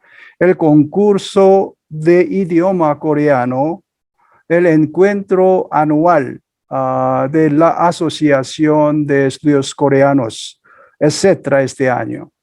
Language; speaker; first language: Spanish; non-native, fluent; Korean